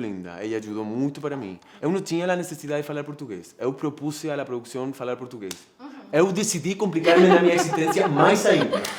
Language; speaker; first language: Portuguese; non-native, fluent; Spanish